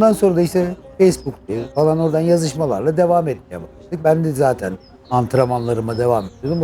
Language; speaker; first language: Turkish; native; Turkish